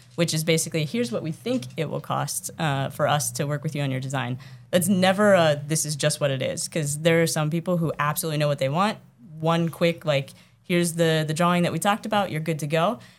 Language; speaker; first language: English; native; English